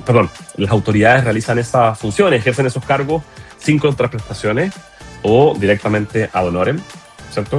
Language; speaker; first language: Spanish; native; Spanish